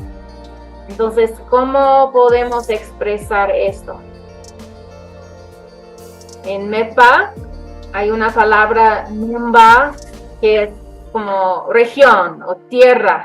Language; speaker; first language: Spanish; non-native, fluent; English